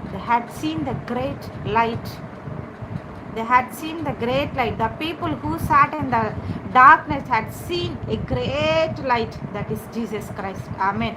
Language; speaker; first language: English; non-native, local second language; Telugu